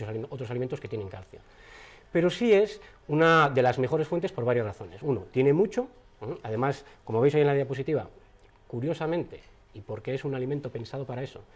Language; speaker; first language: Spanish; native; Spanish